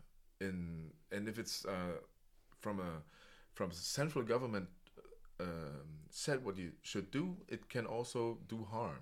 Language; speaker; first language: English; non-native, fluent; German